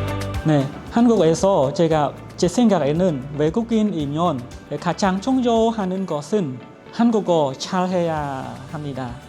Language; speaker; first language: Korean; non-native, learner; Khmer